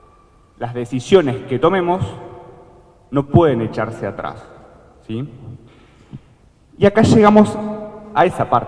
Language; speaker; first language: Spanish; native; Spanish